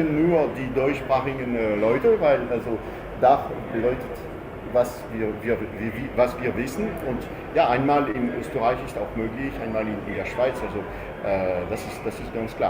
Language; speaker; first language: German; non-native, fluent; French